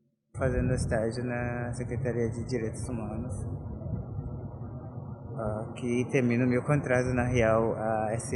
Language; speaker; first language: Portuguese; non-native, fluent; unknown